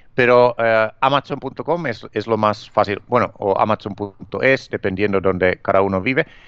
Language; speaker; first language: Spanish; non-native, fluent; Finnish